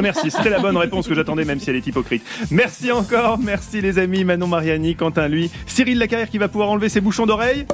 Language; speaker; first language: French; native; French